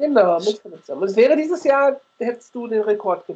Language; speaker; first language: German; native; German